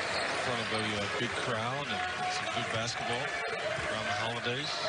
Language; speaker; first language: English; native; English